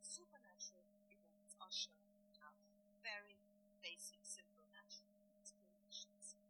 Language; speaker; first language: English; non-native, fluent; German